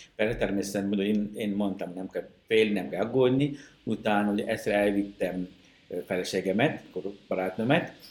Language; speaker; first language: Hungarian; non-native, fluent; Sinhala